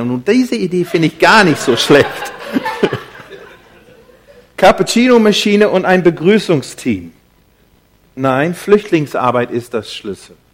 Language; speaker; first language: German; non-native, fluent; English